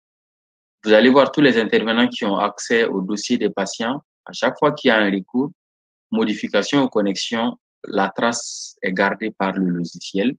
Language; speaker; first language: French; non-native, local second language; Bambara